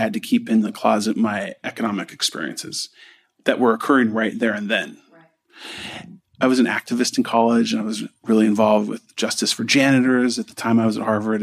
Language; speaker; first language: English; native; English